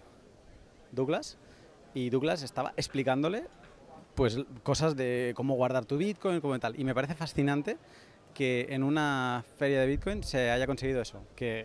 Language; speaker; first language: Spanish; native; Spanish